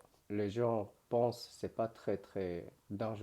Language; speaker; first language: French; non-native, learner; Korean